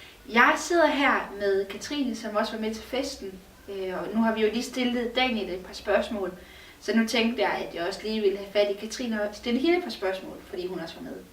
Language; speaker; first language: Danish; native; Danish